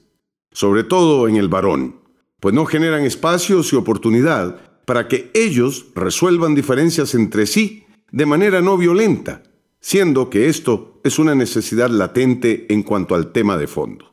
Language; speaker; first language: Spanish; native; Spanish